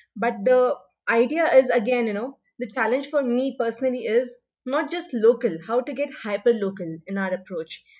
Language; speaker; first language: English; non-native, local second language; Hindi